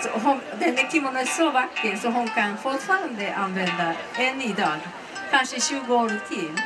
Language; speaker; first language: Swedish; non-native, learner; Japanese